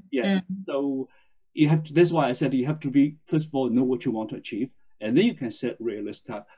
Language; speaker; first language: English; non-native, fluent; Chinese